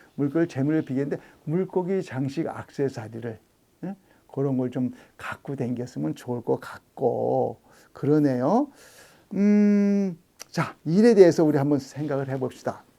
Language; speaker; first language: Korean; native; Korean